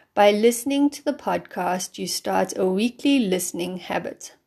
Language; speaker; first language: English; native; English